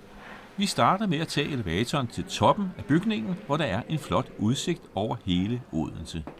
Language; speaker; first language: Danish; native; Danish